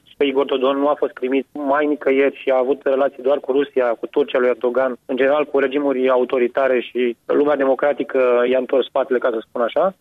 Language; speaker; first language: Romanian; native; Romanian